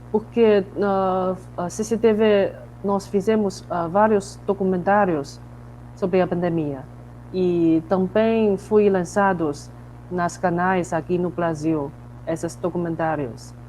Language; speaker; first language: Portuguese; non-native, fluent; Chinese